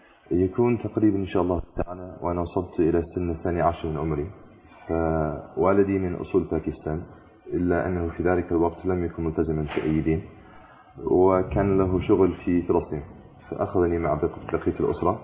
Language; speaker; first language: Arabic; non-native, fluent; English